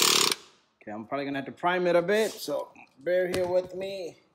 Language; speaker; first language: English; native; English